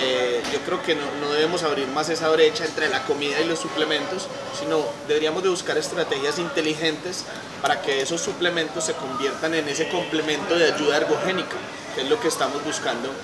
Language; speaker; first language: Spanish; native; Spanish